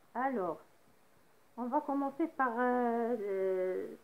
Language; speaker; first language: French; non-native, local second language; Arabic